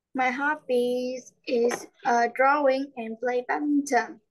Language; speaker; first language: English; non-native, learner; Vietnamese